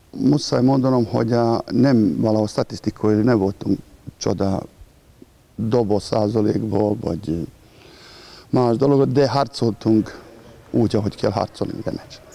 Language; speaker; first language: Hungarian; non-native, learner; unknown